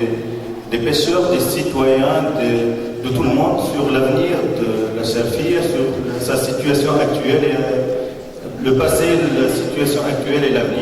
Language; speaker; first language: French; non-native, local second language; Arabic